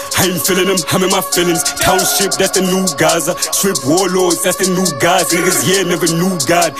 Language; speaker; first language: English; non-native, local second language; Tswana